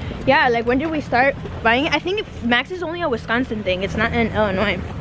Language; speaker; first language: English; early bilingual, other home language; Spanish